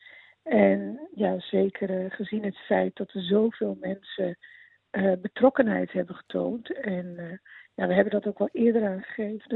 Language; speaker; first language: Dutch; native; Dutch